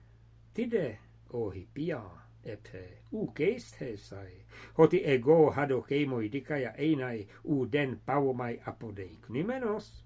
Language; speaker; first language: Greek; non-native, fluent; English